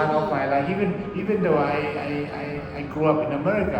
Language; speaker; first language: English; early bilingual, other home language; Thai